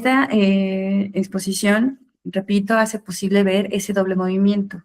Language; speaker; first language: Spanish; native; Spanish